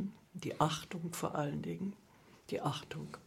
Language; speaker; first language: German; native; German